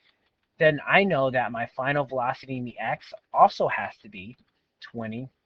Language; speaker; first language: English; native; English